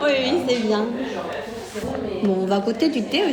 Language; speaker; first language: French; non-native, fluent; Korean